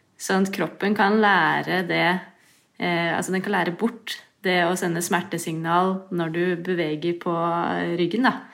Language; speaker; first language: Norwegian; native; Norwegian